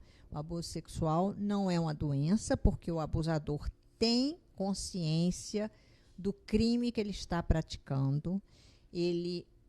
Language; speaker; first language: Portuguese; native; Portuguese